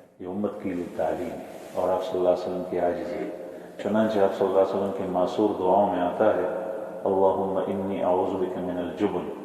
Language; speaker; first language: Urdu; non-native, local second language; Pashto